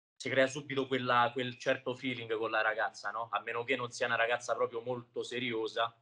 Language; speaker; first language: Italian; native; Italian